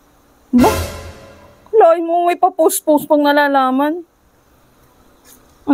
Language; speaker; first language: Filipino; native; Filipino